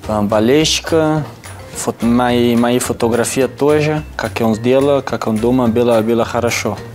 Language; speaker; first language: Russian; non-native, learner; Portuguese